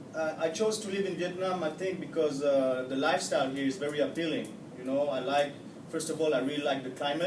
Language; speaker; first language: English; non-native, fluent; French